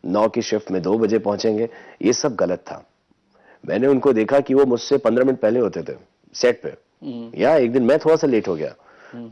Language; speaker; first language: Hindi; native; Hindi